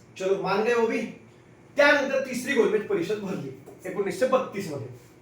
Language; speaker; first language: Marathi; non-native, local second language; Hindi